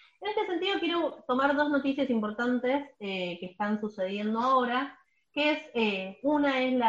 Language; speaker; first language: Spanish; native; Spanish